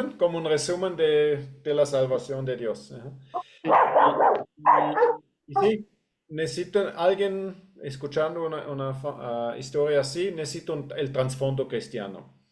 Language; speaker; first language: Spanish; non-native, fluent; English